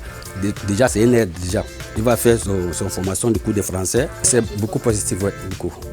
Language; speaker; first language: French; non-native, learner; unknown